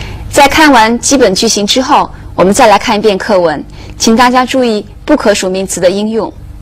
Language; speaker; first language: Chinese; native; Chinese